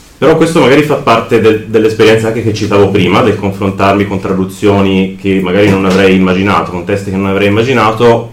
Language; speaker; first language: Italian; native; Italian